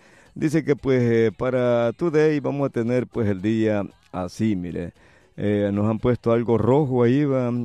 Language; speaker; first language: Spanish; native; Spanish